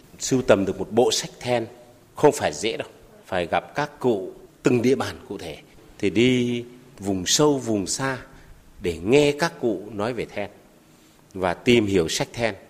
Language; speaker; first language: Vietnamese; non-native, local second language; Tày